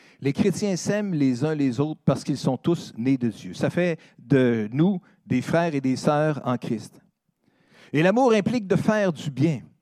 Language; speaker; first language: French; native; French